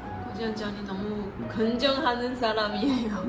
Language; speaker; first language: Korean; non-native, learner; Chinese